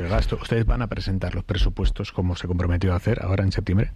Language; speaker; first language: Spanish; native; Spanish